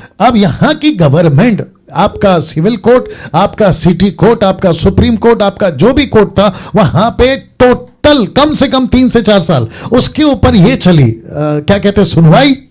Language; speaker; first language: Hindi; native; Hindi